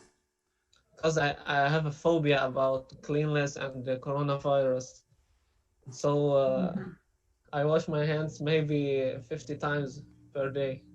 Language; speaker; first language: English; non-native, learner; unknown